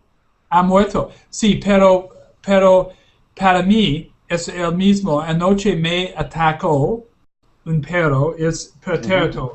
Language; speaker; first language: Spanish; non-native, learner; English